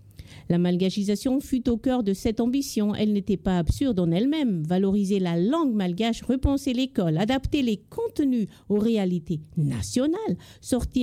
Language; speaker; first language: French; non-native, local second language; Malagasy